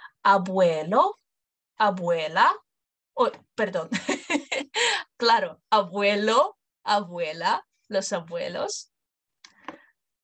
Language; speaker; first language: Spanish; non-native, fluent; English